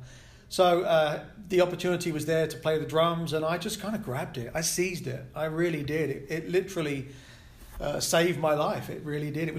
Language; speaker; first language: English; native; English